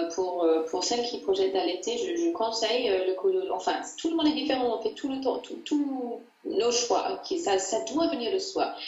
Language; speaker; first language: French; non-native, fluent; English